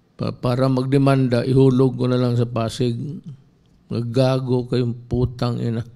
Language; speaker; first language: Filipino; non-native, local second language; Cebuano